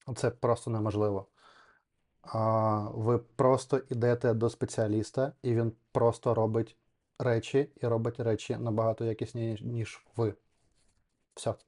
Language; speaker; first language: Ukrainian; non-native, local second language; Russian